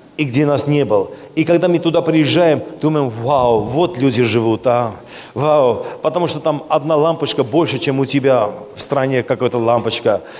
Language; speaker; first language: Russian; non-native, local second language; Armenian